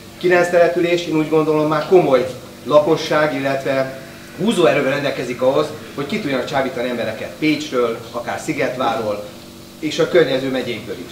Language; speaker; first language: Hungarian; native; Hungarian